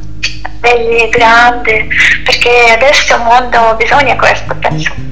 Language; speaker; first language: Italian; non-native, learner; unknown